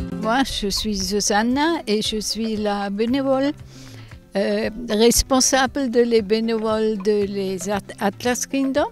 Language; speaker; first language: French; non-native, learner; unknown